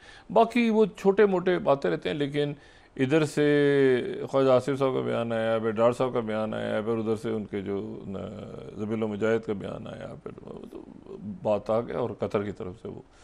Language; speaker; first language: Urdu; native; Urdu